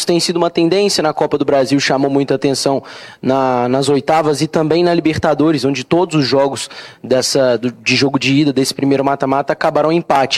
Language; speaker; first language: Portuguese; native; Portuguese